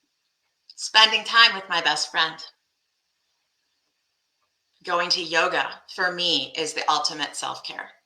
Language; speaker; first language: English; native; English